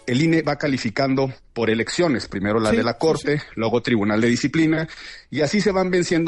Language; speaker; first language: Spanish; native; Spanish